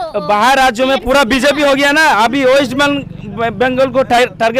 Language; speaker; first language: Hindi; non-native, local second language; Bangla